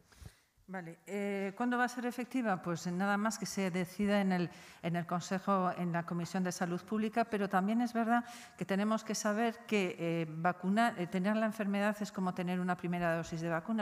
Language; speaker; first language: Spanish; native; Spanish